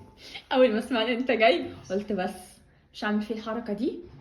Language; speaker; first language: Arabic; native; Arabic